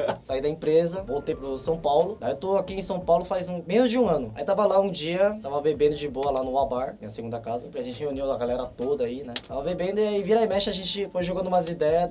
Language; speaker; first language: Portuguese; early bilingual, other home language; Korean